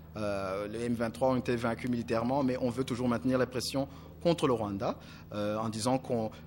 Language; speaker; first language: French; non-native, local second language; Kinyarwanda